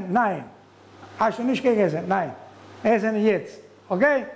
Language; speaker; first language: German; non-native, learner; Italian